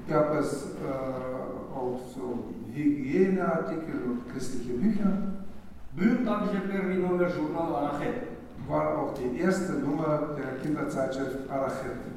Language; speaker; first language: German; non-native, fluent; Russian